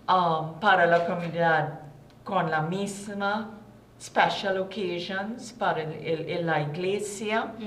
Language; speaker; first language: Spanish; non-native, learner; English